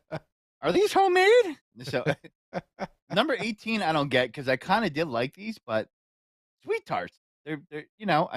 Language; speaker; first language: English; native; English